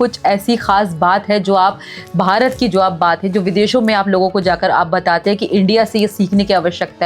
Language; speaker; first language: Hindi; native; Hindi